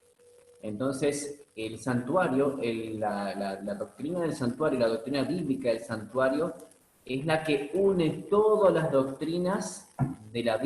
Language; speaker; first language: Spanish; native; Spanish